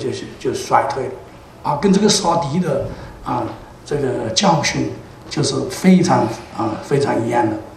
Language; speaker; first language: Chinese; native; Chinese